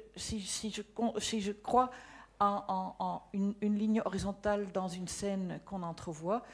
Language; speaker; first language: French; non-native, fluent; Dutch